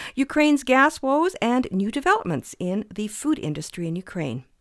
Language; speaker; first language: English; early bilingual, other home language; Ukrainian